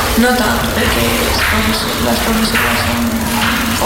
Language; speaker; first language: Catalan; non-native, learner; Georgian